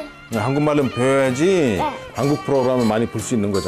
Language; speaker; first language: Korean; non-native, fluent; Amharic